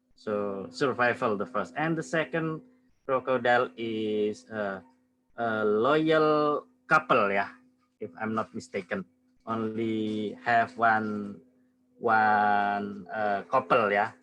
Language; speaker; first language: English; non-native, learner; Indonesian